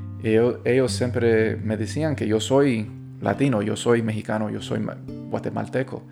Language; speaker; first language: Spanish; early bilingual, heritage; Spanish